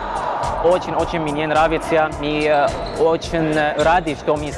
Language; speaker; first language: Russian; non-native, learner; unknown